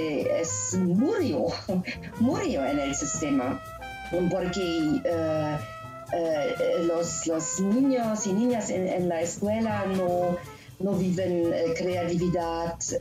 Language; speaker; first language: Spanish; non-native, learner; German